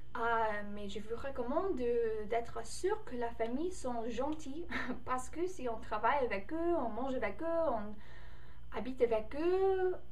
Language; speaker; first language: French; non-native, learner; English